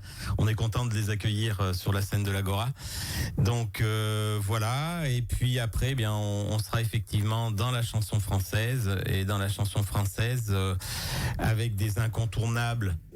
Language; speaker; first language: French; native; French